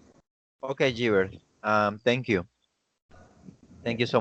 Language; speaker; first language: English; non-native, fluent; Spanish